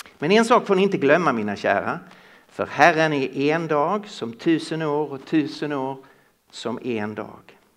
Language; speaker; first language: Swedish; native; Swedish